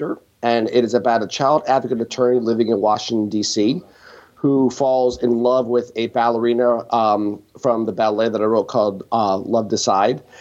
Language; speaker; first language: English; native; English